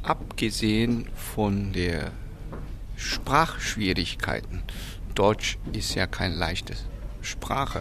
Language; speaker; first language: German; non-native, fluent; Chinese